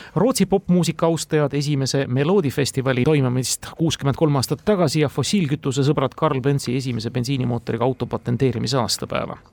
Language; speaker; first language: Estonian; native; Estonian